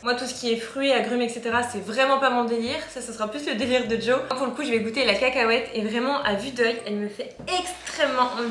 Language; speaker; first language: French; native; French